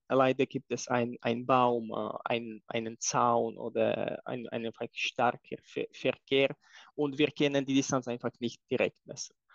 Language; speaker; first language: German; non-native, fluent; Czech